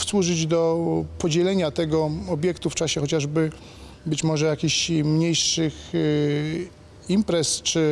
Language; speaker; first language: Polish; native; Polish